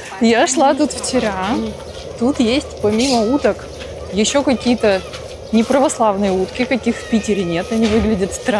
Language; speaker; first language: Russian; native; Russian